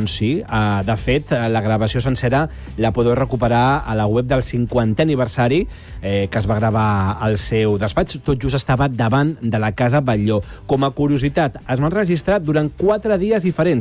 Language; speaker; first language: Catalan; native; Catalan